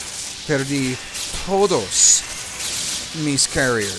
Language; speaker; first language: Spanish; non-native, learner; English